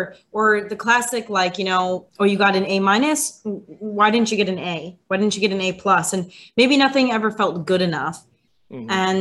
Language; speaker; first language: English; native; English